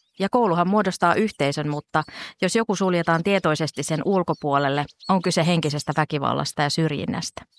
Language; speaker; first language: Finnish; native; Finnish